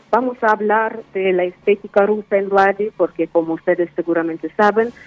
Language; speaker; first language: Spanish; non-native, fluent; Uzbek